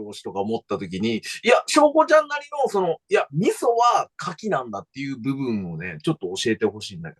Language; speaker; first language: Japanese; native; Japanese